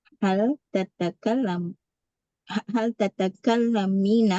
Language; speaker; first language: Arabic; non-native, learner; Malay